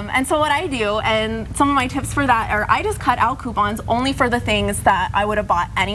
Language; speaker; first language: English; native; English